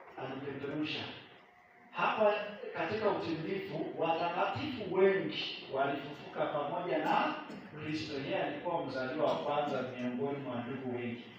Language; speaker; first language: Swahili; non-native, local second language; Kalenjin